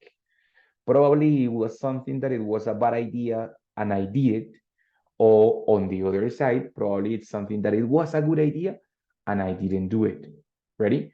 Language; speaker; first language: English; non-native, fluent; Spanish